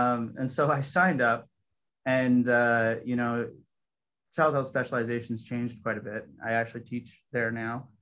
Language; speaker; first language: English; native; English